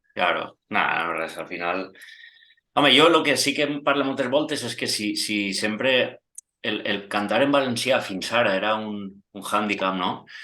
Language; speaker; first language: Catalan; native; Catalan